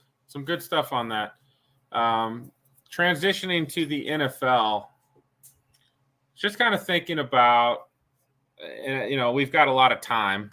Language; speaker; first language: English; native; English